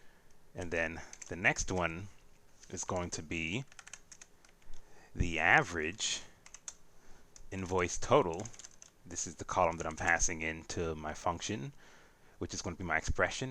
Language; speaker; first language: English; native; English